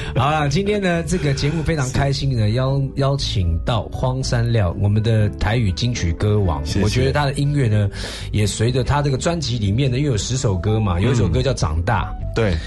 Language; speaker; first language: Chinese; native; Chinese